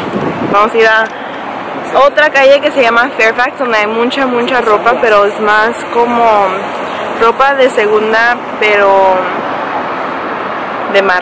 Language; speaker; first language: Spanish; early bilingual, heritage; Spanish